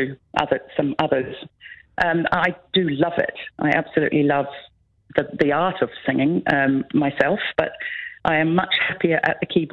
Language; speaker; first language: English; native; English